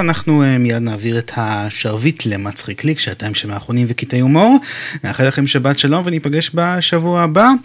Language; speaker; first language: Hebrew; native; Hebrew